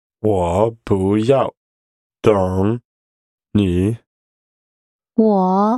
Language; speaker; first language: Chinese; non-native, learner; English